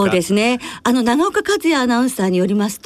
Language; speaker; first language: Japanese; native; Japanese